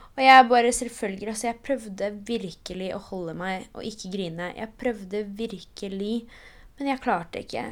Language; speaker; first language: Norwegian; early bilingual, other home language; Polish